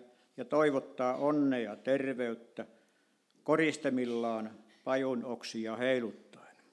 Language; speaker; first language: Finnish; native; Finnish